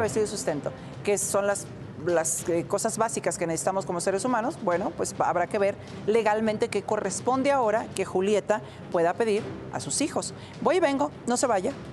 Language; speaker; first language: Spanish; native; Spanish